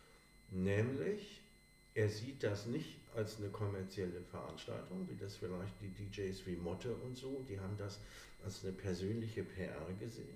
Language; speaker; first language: German; native; German